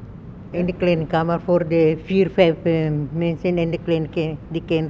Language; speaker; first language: Dutch; non-native, learner; Malay